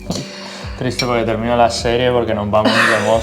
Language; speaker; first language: Spanish; native; Spanish